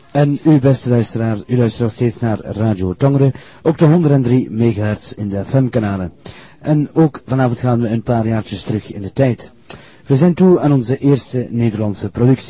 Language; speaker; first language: Dutch; native; Dutch